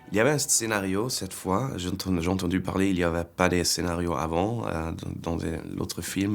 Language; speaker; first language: French; non-native, fluent; German